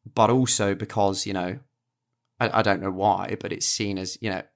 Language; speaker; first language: English; native; English